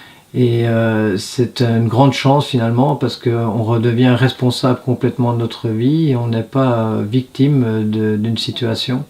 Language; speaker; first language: French; native; French